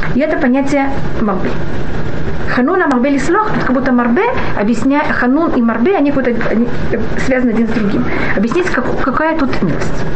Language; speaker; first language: Russian; early bilingual, heritage; Russian